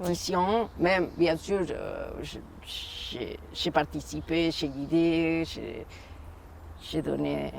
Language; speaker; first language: French; non-native, fluent; Spanish